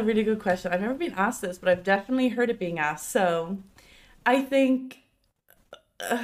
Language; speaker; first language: English; native; English